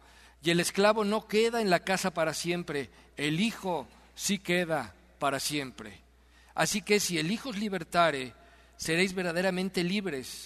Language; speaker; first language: Spanish; native; Spanish